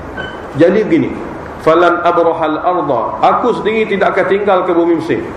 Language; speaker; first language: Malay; native; Malay